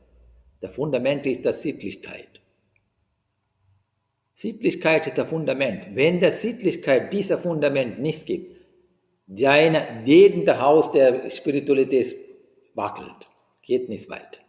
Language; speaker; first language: German; non-native, fluent; Sinhala